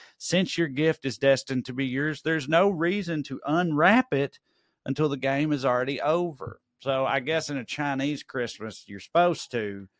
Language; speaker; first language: English; native; English